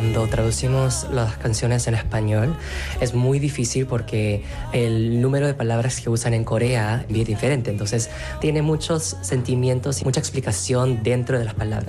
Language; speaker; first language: Spanish; non-native, fluent; Korean